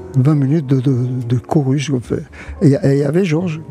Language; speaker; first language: French; native; French